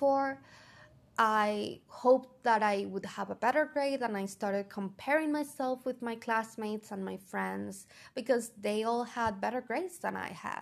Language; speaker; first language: English; non-native, fluent; Spanish